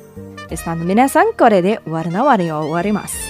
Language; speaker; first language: Japanese; non-native, fluent; Indonesian